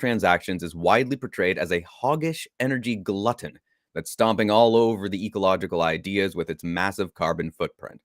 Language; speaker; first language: English; native; English